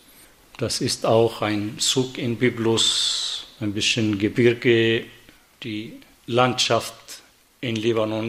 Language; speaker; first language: German; non-native, fluent; Arabic